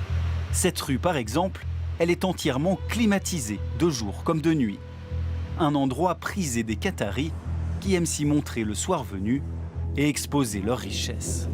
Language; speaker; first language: French; native; French